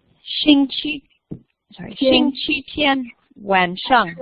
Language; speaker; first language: Chinese; non-native, learner; English